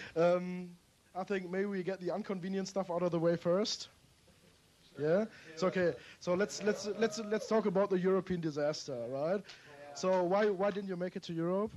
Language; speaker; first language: English; non-native, fluent; German